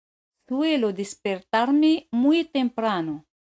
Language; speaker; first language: Spanish; non-native, fluent; French